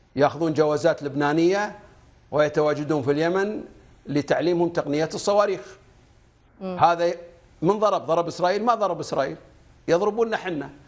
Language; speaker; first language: Arabic; native; Arabic